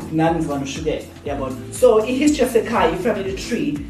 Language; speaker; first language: English; non-native, local second language; Zulu